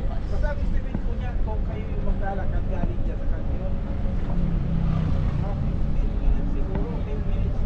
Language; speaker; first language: Filipino; non-native, local second language; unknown